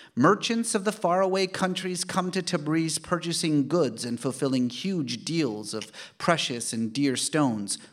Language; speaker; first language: English; early bilingual, other home language; Persian